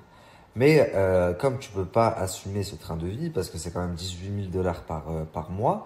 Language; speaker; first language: French; native; French